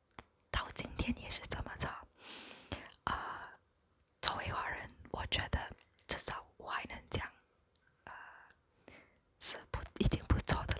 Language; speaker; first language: Chinese; non-native, local second language; English